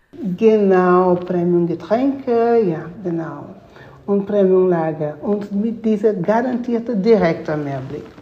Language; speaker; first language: German; non-native, fluent; Spanish